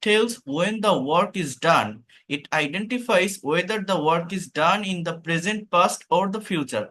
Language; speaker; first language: English; non-native, fluent; Bangla